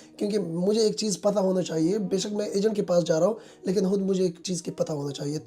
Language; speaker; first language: Urdu; non-native, local second language; Pashto